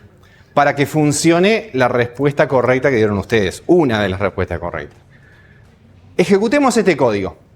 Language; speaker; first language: Spanish; native; Spanish